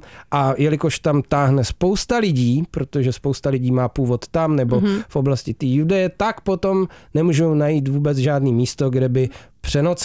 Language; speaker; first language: Czech; native; Czech